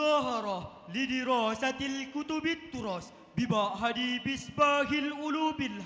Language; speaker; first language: Arabic; non-native, fluent; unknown